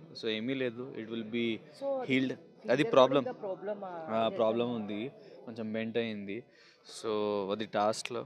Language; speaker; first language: Telugu; non-native, local second language; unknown